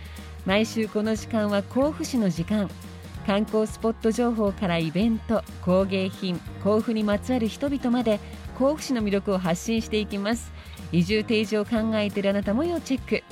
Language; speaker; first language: Japanese; native; Japanese